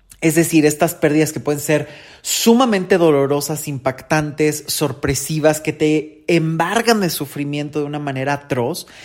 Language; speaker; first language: Spanish; native; Spanish